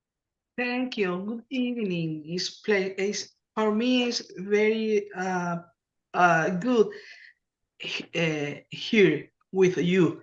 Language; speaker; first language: English; non-native, learner; Spanish